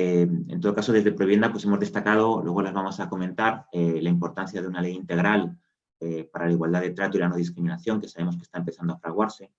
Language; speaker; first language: Spanish; native; Spanish